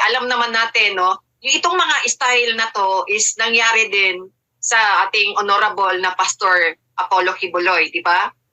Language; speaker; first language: Filipino; native; Filipino